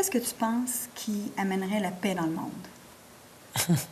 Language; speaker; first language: French; native; French